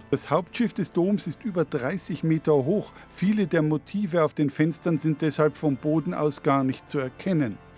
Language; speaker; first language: German; native; German